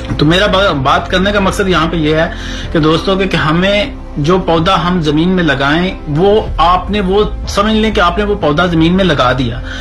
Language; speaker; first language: Urdu; non-native, local second language; Punjabi